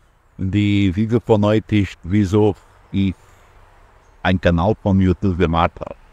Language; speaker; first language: German; non-native, learner; Portuguese